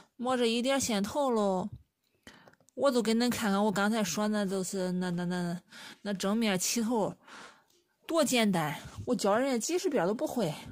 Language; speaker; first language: Chinese; native; Chinese